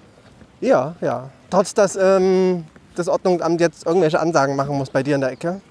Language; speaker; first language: German; native; German